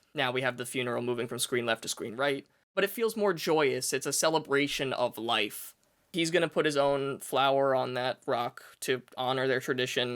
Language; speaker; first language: English; native; English